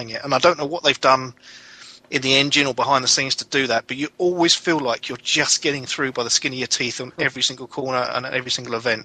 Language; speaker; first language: English; native; English